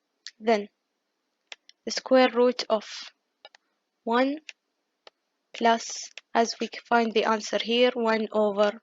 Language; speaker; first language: English; non-native, fluent; Arabic